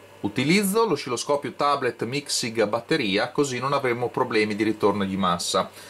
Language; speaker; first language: Italian; native; Italian